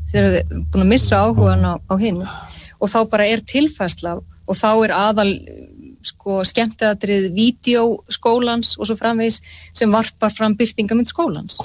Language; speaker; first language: Icelandic; native; Icelandic